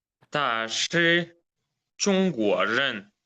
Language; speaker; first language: Chinese; non-native, learner; Kyrgyz